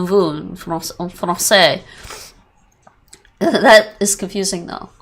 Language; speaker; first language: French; non-native, learner; English